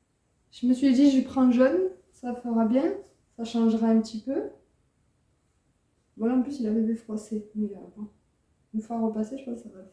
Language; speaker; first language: French; native; French